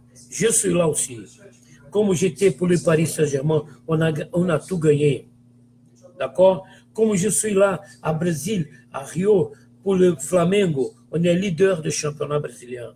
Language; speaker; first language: French; non-native, fluent; Portuguese